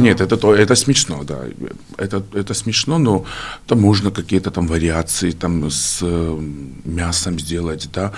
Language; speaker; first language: Russian; non-native, fluent; Georgian